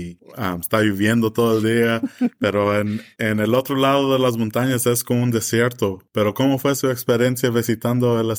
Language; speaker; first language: Spanish; early bilingual, heritage; English